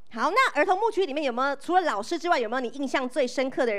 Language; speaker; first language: Chinese; native; Chinese